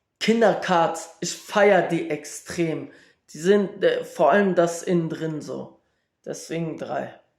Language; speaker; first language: German; early bilingual, other home language; Kurdish